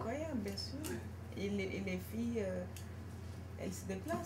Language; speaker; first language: French; non-native, learner; Portuguese